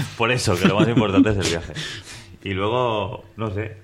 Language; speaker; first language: Spanish; native; Spanish